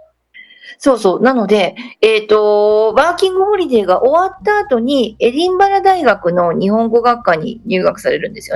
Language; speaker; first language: Japanese; native; Japanese